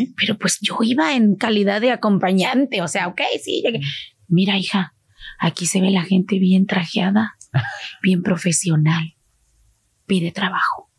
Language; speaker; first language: Spanish; native; Spanish